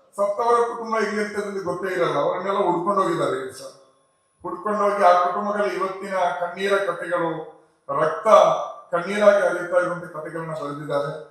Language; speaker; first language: Kannada; non-native, local second language; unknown